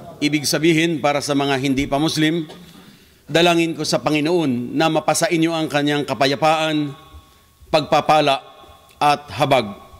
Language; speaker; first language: Filipino; non-native, local second language; Hiligaynon